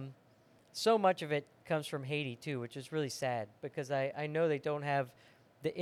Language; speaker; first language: English; native; English